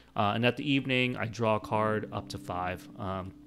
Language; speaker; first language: English; native; English